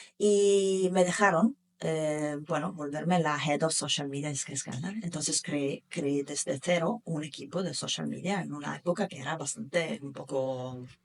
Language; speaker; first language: Spanish; non-native, fluent; Italian